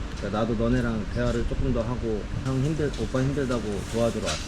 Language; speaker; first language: Korean; native; Korean